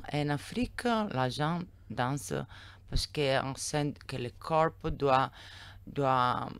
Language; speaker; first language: French; non-native, learner; Italian